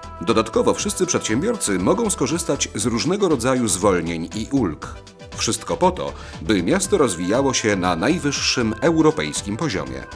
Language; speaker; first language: Polish; native; Polish